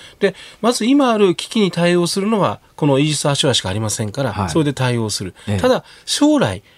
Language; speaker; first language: Japanese; native; Japanese